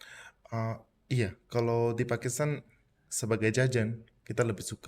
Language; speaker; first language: Indonesian; non-native, fluent; Punjabi